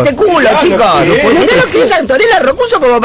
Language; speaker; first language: Spanish; native; Spanish